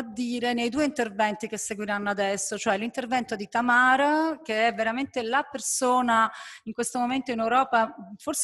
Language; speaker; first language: Italian; native; Italian